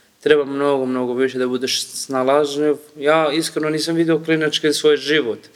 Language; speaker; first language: Serbian; non-native, learner; Kurdish